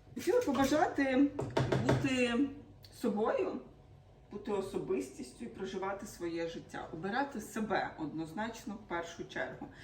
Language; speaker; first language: Ukrainian; non-native, local second language; Russian